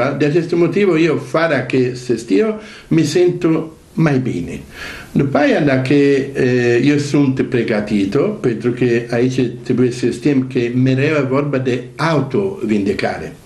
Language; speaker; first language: Romanian; non-native, learner; Italian